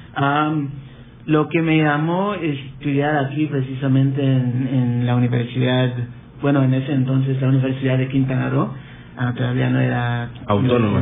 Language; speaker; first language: Spanish; non-native, fluent; English